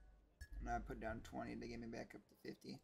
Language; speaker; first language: English; native; English